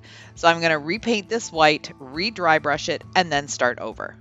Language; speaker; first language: English; native; English